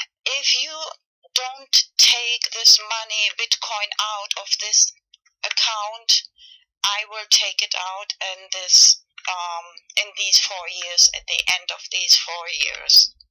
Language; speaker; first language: English; non-native, fluent; Spanish